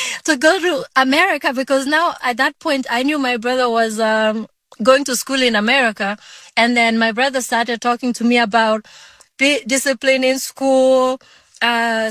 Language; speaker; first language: English; non-native, local second language; Kalenjin